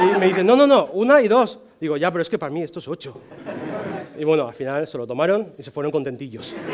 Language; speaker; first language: Spanish; non-native, fluent; Chinese